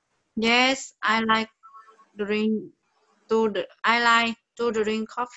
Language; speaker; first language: English; non-native, learner; Vietnamese